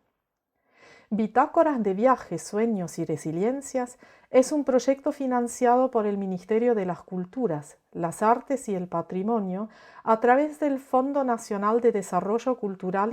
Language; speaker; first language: Spanish; native; Spanish